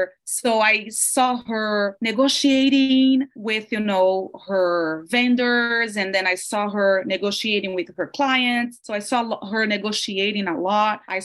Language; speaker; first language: English; non-native, fluent; Portuguese